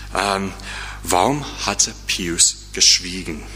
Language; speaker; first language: German; non-native, fluent; English